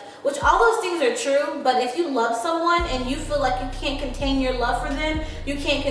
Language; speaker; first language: English; native; English